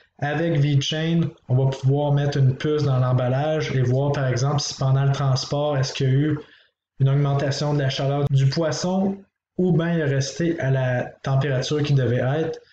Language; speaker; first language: French; native; French